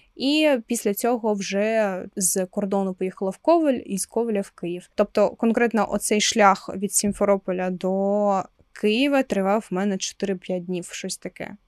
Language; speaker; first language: Ukrainian; non-native, local second language; Russian